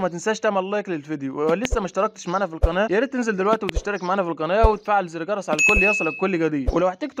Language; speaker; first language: Arabic; native; Arabic